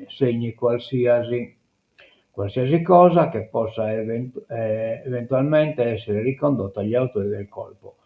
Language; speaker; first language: Italian; non-native, local second language; Sardinian